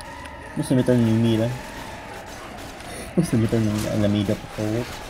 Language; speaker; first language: Spanish; native; Spanish